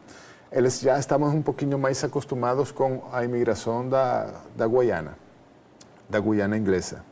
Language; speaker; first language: Portuguese; non-native, fluent; Spanish